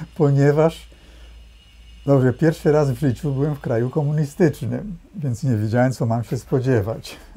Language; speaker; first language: Polish; early bilingual, heritage; Polish